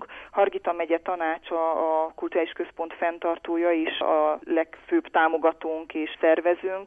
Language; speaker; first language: Hungarian; native; Hungarian